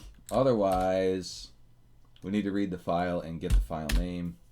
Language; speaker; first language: English; native; English